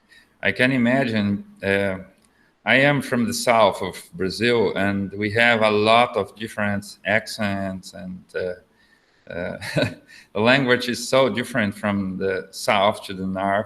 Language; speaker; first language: English; non-native, learner; Portuguese